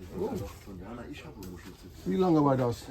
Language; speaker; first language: German; non-native, learner; Dutch